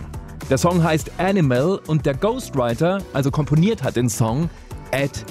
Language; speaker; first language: German; native; German